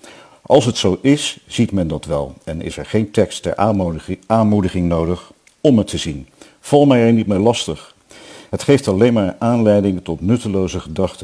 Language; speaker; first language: Dutch; native; Dutch